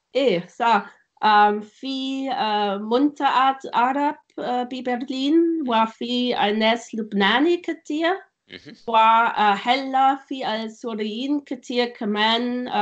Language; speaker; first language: Arabic; non-native, learner; German